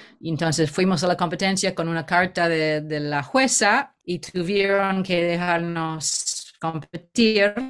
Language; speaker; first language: Spanish; non-native, fluent; English